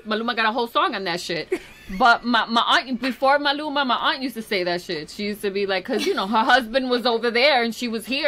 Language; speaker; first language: English; early bilingual, other home language; Spanish